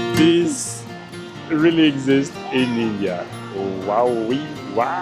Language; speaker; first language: English; non-native, fluent; Romanian